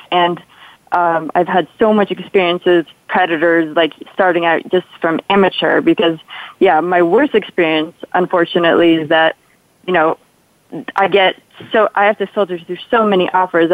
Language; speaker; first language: English; non-native, fluent; Polish